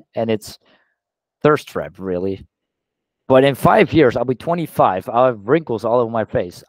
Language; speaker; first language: English; non-native, fluent; Dutch